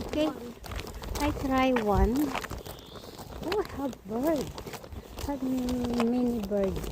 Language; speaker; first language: English; non-native, learner; Filipino